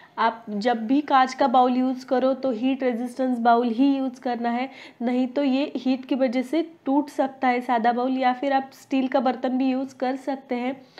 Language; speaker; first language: Hindi; non-native, local second language; Marathi